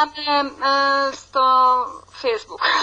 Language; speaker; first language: Greek; non-native, learner; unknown